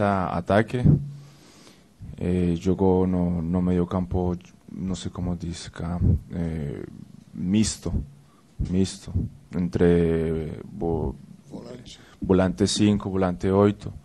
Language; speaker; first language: Portuguese; non-native, fluent; Spanish